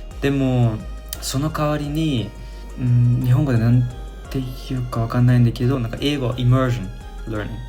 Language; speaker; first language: Japanese; non-native, fluent; German